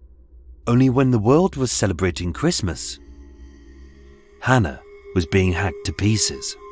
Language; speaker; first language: English; native; English